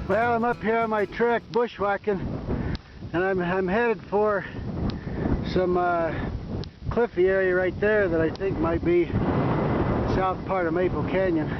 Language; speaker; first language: English; native; English